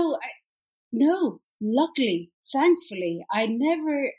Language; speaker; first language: English; native; English